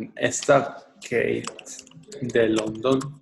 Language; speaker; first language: Spanish; non-native, learner; English